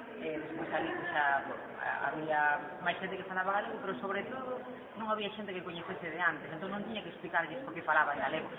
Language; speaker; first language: Galician; non-native, local second language; Spanish